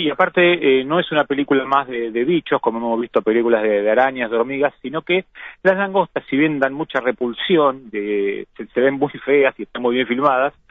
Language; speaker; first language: Spanish; native; Spanish